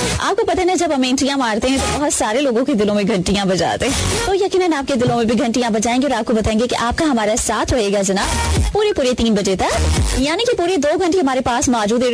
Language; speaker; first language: Urdu; non-native, local second language; Sindhi